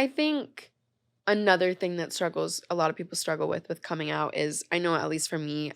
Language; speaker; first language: English; native; English